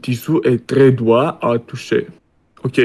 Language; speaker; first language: French; non-native, learner; Russian